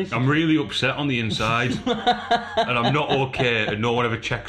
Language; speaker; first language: English; native; English